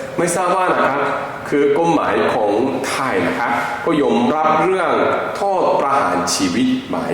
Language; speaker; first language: Thai; non-native, fluent; Korean